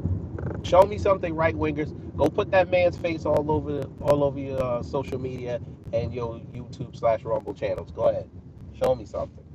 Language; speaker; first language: English; native; English